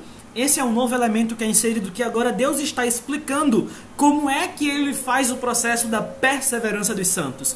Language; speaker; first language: Portuguese; native; Portuguese